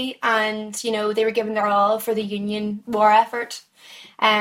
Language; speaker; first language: English; native; English